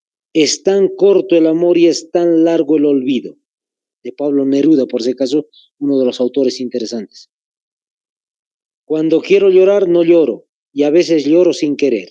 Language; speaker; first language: Spanish; native; Spanish